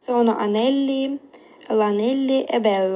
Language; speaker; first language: Italian; non-native, learner; Ukrainian